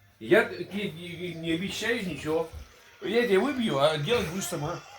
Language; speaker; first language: Russian; native; Russian